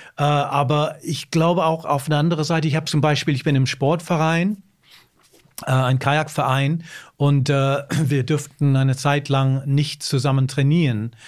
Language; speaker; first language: German; non-native, fluent; English